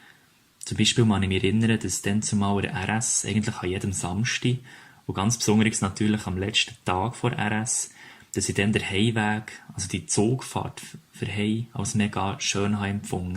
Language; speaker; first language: German; native; German